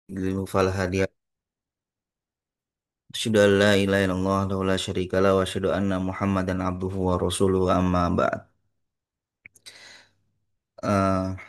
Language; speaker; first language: Arabic; non-native, fluent; Indonesian